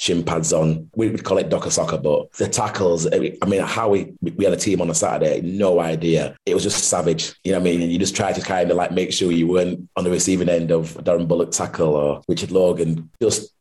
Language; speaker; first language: English; native; English